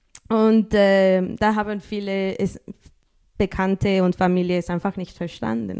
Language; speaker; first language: German; early bilingual, other home language; Spanish